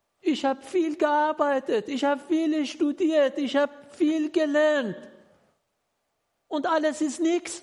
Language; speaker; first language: German; non-native, learner; Persian